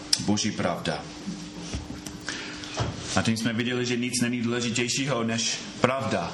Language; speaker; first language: Czech; non-native, fluent; English